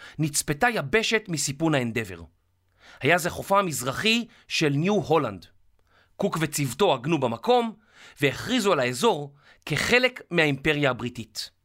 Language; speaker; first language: Hebrew; native; Hebrew